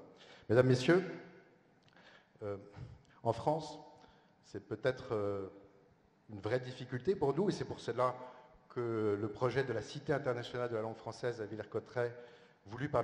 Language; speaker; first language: French; native; French